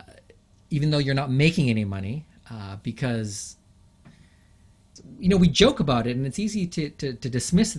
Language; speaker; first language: English; native; English